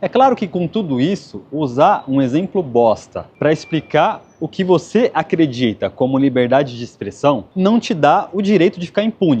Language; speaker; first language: Portuguese; native; Portuguese